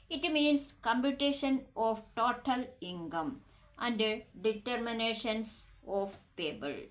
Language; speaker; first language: English; non-native, local second language; Malayalam